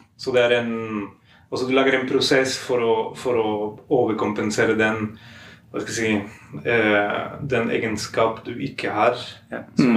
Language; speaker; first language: Norwegian; non-native, fluent; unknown